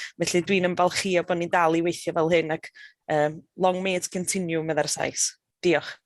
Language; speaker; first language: Welsh; native; Welsh